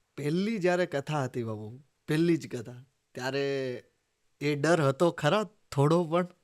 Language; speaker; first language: Gujarati; native; Gujarati